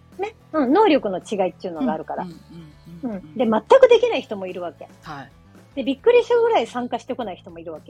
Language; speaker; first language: Japanese; native; Japanese